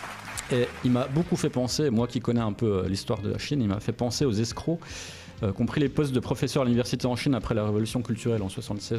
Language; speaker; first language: French; native; French